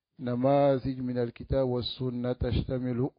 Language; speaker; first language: Arabic; non-native, fluent; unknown